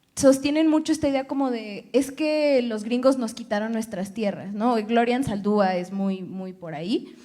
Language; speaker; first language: Spanish; early bilingual, other home language; English